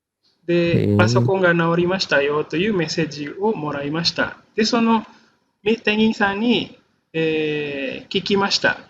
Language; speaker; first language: Japanese; non-native, fluent; Indonesian